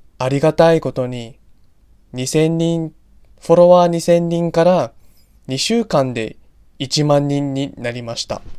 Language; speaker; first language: Japanese; non-native, fluent; English